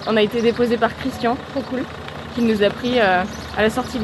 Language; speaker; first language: French; native; French